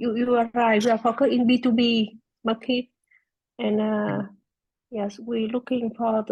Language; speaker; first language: English; non-native, learner; Vietnamese